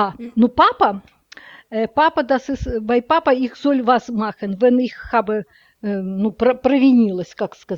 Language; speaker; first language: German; non-native, learner; Russian